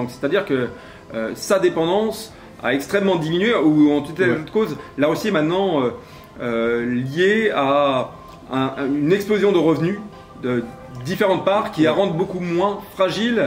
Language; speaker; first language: French; native; French